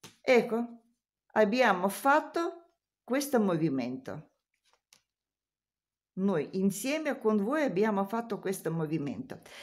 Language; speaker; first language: Italian; non-native, learner; Russian